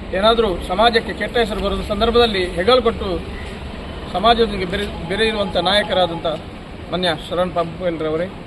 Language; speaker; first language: Kannada; non-native, local second language; Tulu